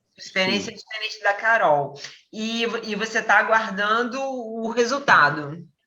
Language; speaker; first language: Portuguese; native; Portuguese